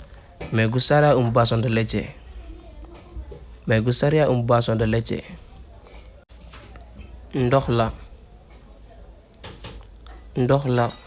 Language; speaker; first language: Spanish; non-native, fluent; Wolof